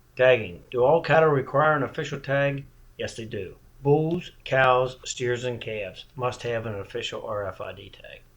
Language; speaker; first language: English; native; English